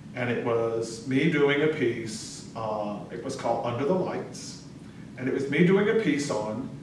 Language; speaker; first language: English; native; English